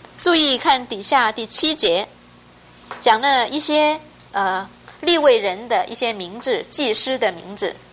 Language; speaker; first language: Chinese; non-native, local second language; Cantonese